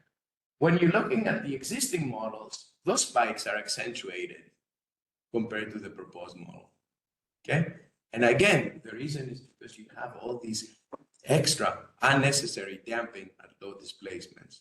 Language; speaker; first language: English; non-native, fluent; Greek